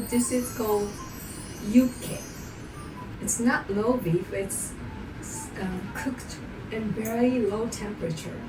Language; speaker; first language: English; non-native, learner; Japanese